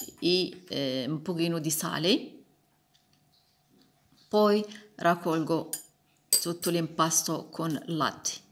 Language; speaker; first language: Italian; non-native, learner; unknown